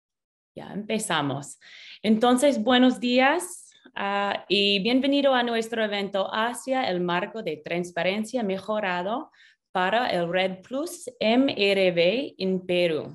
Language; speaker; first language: Spanish; non-native, fluent; English